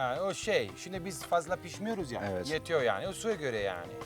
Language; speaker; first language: Turkish; non-native, fluent; Italian